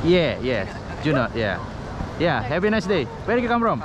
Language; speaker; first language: English; non-native, learner; Indonesian